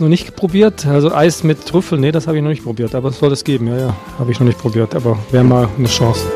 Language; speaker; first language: German; early bilingual, other home language; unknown